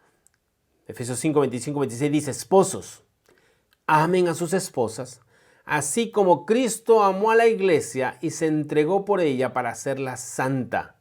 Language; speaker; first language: Spanish; native; Spanish